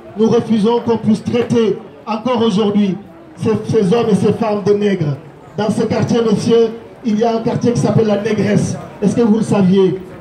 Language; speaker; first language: French; non-native, local second language; Wolof